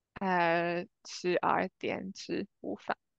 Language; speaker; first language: Chinese; non-native, learner; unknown